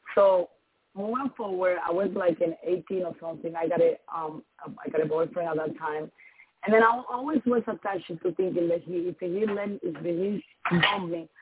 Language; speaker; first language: English; non-native, learner; Spanish